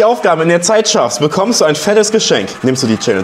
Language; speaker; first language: German; native; German